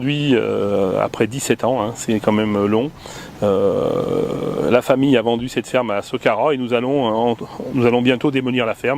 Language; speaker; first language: French; native; French